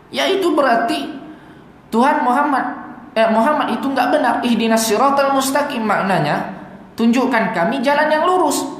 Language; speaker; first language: Malay; native; Malay